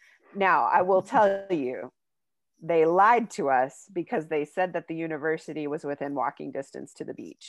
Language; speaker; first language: English; native; English